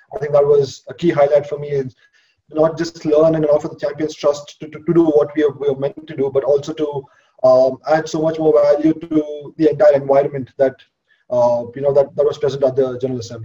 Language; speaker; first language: English; non-native, local second language; Hindi